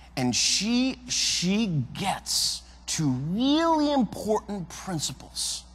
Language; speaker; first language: English; native; English